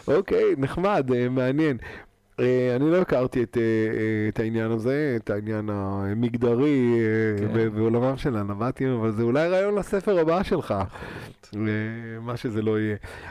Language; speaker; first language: Hebrew; native; Hebrew